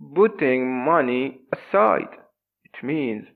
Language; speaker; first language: English; non-native, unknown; Arabic